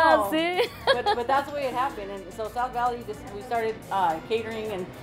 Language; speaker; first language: English; native; English